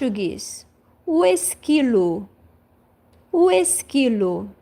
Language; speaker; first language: Portuguese; non-native, fluent; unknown